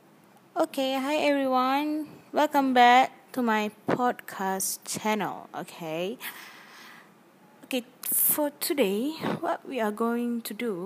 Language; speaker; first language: English; non-native, learner; Malay